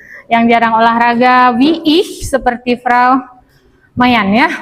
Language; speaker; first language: Indonesian; native; Indonesian